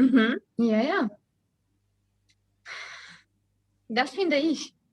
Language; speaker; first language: German; non-native, learner; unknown